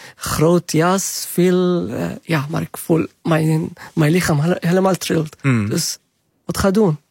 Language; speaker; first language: Dutch; non-native, learner; Arabic